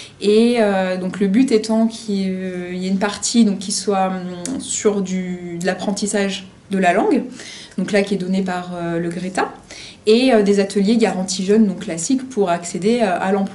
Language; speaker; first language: French; native; French